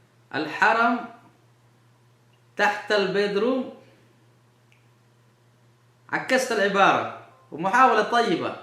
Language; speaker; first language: Arabic; non-native, fluent; Urdu